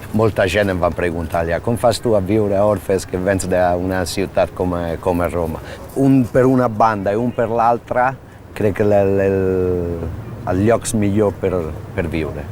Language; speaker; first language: Catalan; non-native, fluent; Italian